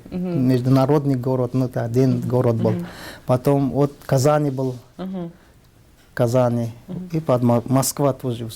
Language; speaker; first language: Russian; non-native, learner; Tajik